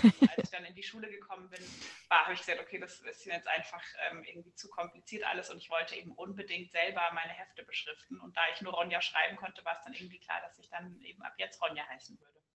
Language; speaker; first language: German; native; German